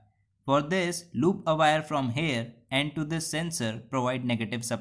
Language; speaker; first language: English; non-native, local second language; Hindi